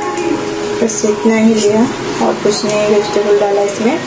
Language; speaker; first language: Hindi; native; Hindi